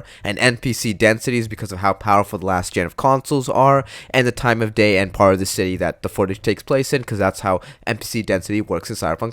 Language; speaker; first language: English; native; English